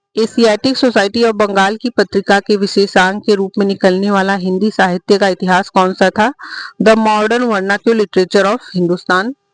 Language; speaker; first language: Hindi; native; Hindi